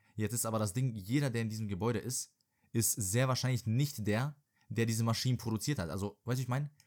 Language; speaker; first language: German; early bilingual, heritage; Serbian